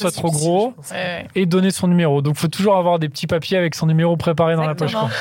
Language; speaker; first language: French; native; French